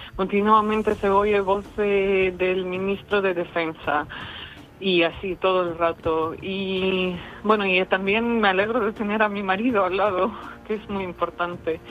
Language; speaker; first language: Spanish; non-native, fluent; Ukrainian